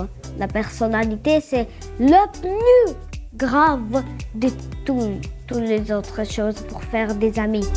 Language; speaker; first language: French; non-native, learner; Greek